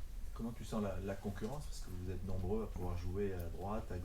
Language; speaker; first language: French; native; French